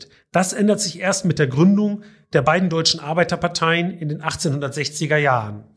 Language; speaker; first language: German; native; German